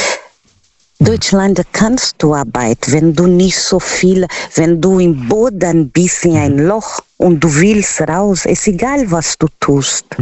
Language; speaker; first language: German; non-native, learner; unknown